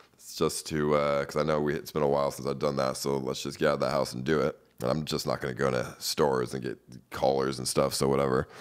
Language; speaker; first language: English; native; English